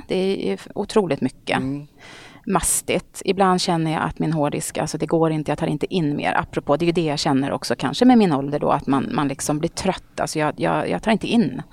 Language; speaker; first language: Swedish; native; Swedish